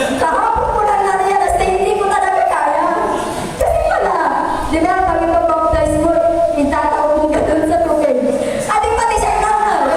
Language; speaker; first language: Filipino; native; Filipino